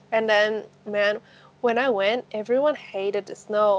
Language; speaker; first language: English; non-native, local second language; Cantonese